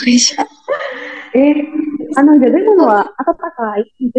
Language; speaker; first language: Japanese; non-native, learner; Indonesian